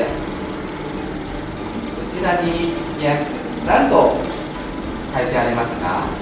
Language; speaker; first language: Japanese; non-native, fluent; Indonesian